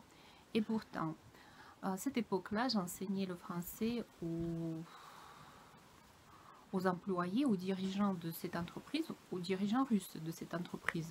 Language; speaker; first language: French; non-native, fluent; Russian